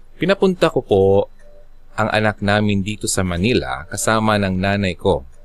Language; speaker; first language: Filipino; non-native, local second language; Bikol